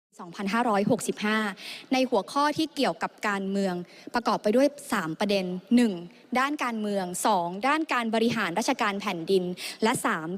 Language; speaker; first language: Thai; native; Thai